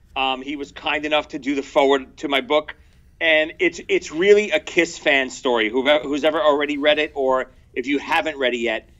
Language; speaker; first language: English; native; English